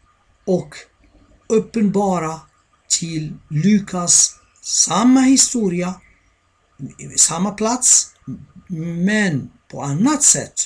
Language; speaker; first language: Swedish; non-native, fluent; Arabic